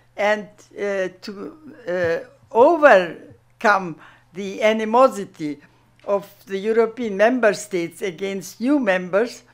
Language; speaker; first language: English; non-native, fluent; German